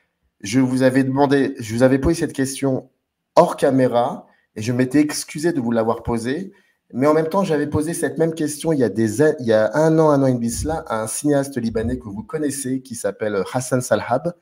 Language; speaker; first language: French; native; French